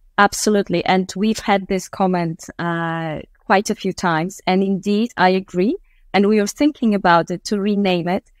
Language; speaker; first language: English; non-native, fluent; Polish